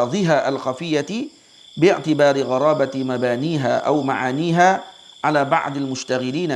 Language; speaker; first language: Arabic; non-native, fluent; Malay